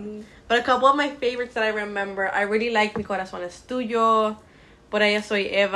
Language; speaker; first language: English; early bilingual, other home language; Spanish